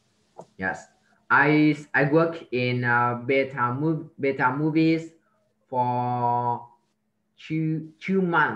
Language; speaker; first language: English; non-native, learner; Vietnamese